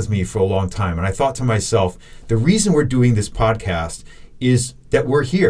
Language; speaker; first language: English; native; English